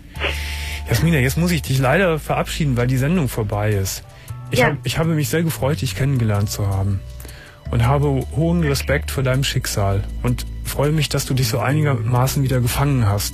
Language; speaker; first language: German; native; German